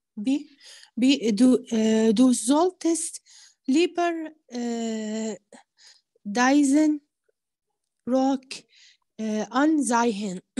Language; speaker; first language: German; non-native, learner; Arabic